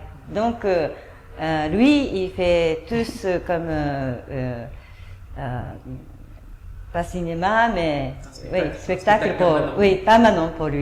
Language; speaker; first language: French; non-native, fluent; Japanese